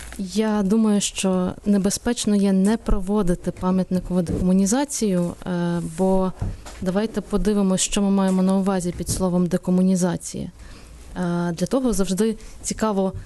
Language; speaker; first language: Ukrainian; native; Ukrainian